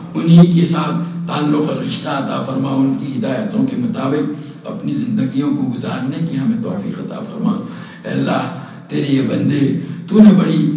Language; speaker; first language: Urdu; native; Urdu